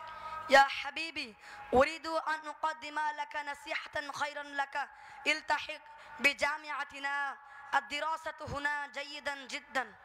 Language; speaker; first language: Arabic; non-native, learner; Bangla